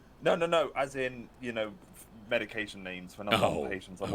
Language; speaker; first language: English; native; English